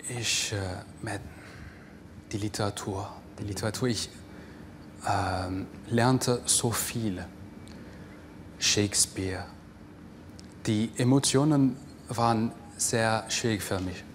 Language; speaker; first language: German; non-native, fluent; English